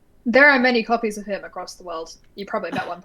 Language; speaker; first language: English; native; English